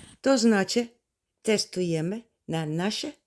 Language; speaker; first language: Polish; non-native, learner; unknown